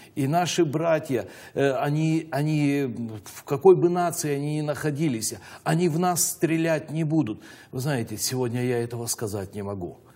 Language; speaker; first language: Russian; native; Russian